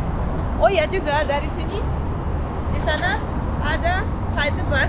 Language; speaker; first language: Indonesian; non-native, fluent; Russian